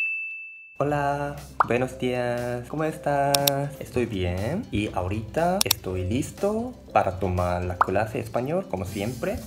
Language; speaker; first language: Spanish; non-native, learner; Japanese